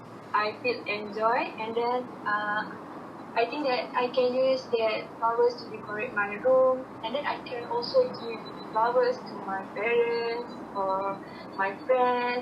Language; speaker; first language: English; non-native, local second language; Malay